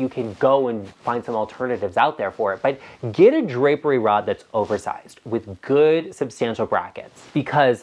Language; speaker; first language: English; native; English